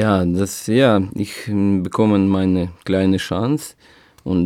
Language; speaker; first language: German; non-native, learner; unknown